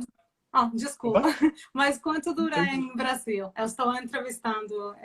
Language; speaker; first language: Portuguese; non-native, learner; Spanish